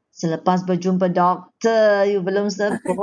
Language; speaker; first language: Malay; non-native, fluent; Chinese